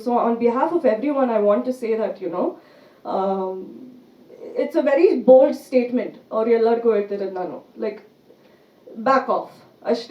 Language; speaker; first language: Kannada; early bilingual, heritage; Kannada